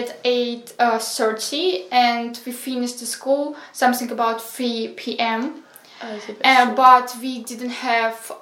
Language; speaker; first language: English; non-native, fluent; Ukrainian